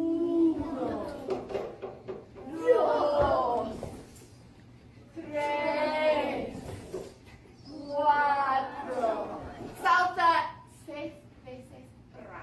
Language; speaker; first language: Spanish; non-native, fluent; English